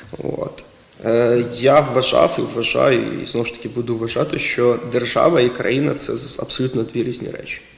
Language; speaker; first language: Ukrainian; non-native, local second language; Russian